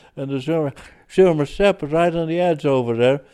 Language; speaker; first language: English; early bilingual, other home language; Dutch